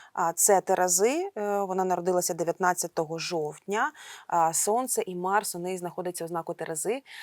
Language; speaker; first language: Ukrainian; non-native, local second language; Russian